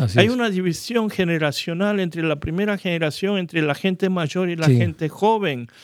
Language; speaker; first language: Spanish; non-native, fluent; Korean